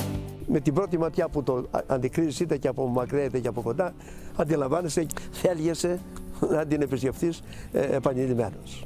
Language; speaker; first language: Greek; native; Greek